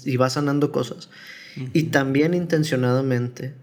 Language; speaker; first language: Spanish; native; Spanish